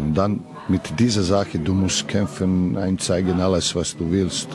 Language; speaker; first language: German; non-native, learner; Serbian